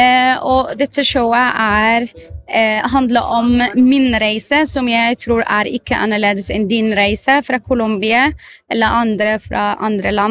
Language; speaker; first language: Norwegian; non-native, fluent; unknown